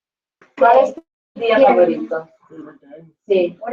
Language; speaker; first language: Spanish; non-native, fluent; English